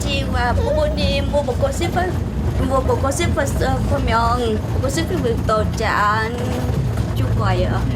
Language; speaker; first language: Korean; non-native, learner; Vietnamese